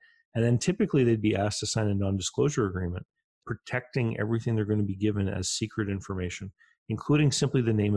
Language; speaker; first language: English; native; English